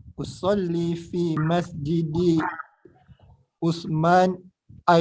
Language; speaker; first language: Arabic; non-native, learner; Malay